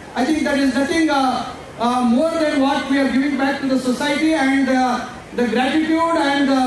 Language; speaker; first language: English; non-native, local second language; Kannada